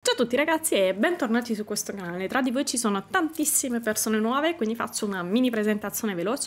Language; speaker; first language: Italian; native; Italian